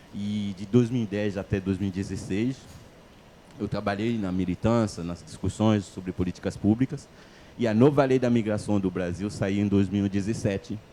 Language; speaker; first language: Portuguese; non-native, fluent; Haitian Creole